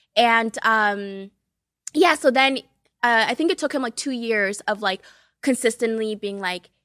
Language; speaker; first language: English; early bilingual, other home language; Kabuverdianu